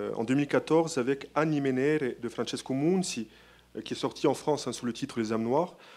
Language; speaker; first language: French; native; French